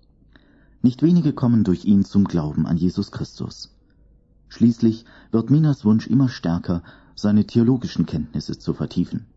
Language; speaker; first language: German; native; German